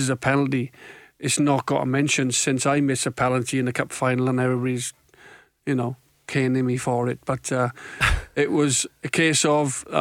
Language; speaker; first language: English; native; English